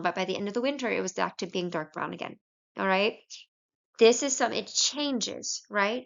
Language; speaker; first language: English; native; English